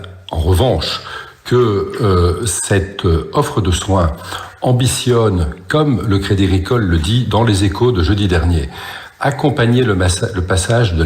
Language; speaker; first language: French; native; French